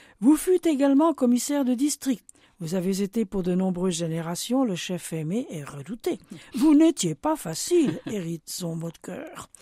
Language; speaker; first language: French; native; French